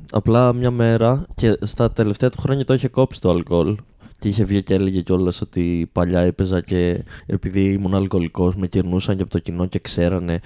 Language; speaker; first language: Greek; native; Greek